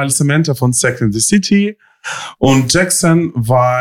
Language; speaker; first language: German; non-native, fluent; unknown